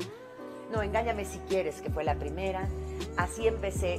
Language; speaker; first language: Spanish; early bilingual, other home language; Romanian